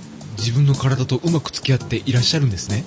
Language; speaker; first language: Japanese; native; Japanese